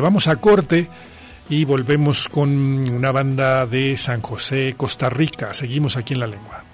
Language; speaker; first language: Spanish; native; Spanish